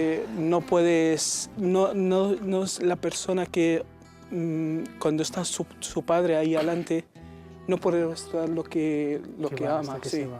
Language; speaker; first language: Spanish; non-native, learner; Arabic